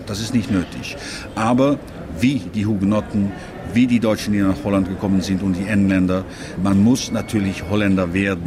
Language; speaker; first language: German; non-native, fluent; Dutch